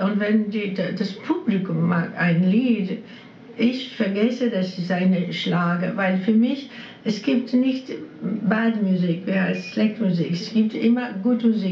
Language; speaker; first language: German; non-native, learner; Greek